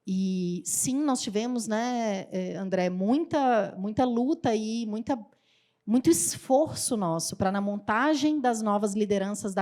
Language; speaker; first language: Portuguese; native; Portuguese